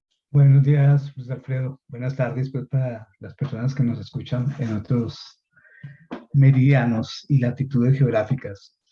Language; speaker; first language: Spanish; native; Spanish